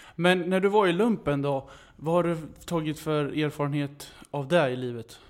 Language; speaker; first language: Swedish; native; Swedish